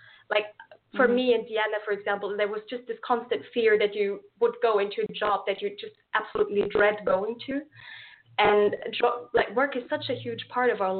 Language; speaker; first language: English; non-native, fluent; German